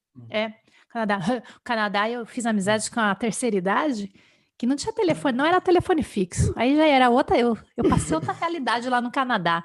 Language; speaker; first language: Portuguese; native; Portuguese